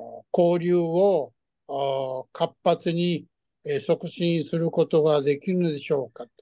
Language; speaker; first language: Japanese; early bilingual, heritage; Japanese